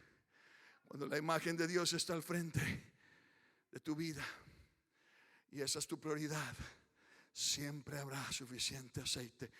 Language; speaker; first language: Spanish; early bilingual, heritage; Spanish